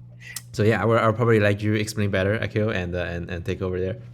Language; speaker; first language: English; non-native, fluent; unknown